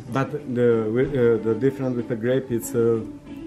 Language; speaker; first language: English; non-native, learner; Albanian